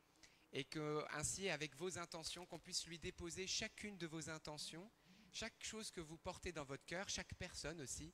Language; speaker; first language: French; early bilingual, other home language; Arabic